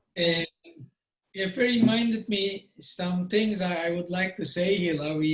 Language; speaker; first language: English; non-native, fluent; Turkish